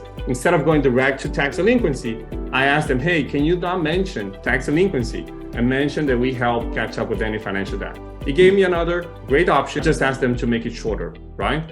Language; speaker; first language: English; non-native, fluent; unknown